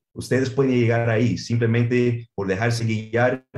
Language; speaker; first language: Spanish; early bilingual, heritage; Spanish